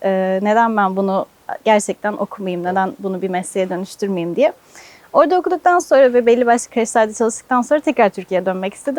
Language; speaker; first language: Turkish; native; Turkish